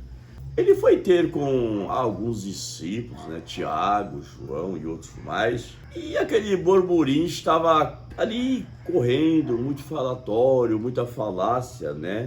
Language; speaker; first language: Portuguese; native; Portuguese